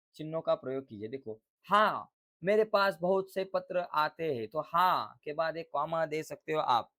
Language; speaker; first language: Hindi; non-native, local second language; Marathi